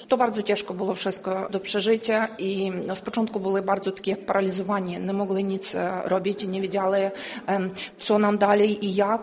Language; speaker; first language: Polish; non-native, learner; Ukrainian